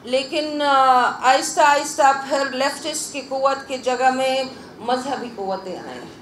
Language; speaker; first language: Urdu; non-native, fluent; Arabic